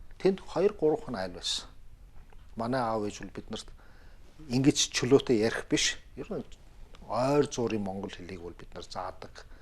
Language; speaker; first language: Mongolian; early bilingual, heritage; Mongolian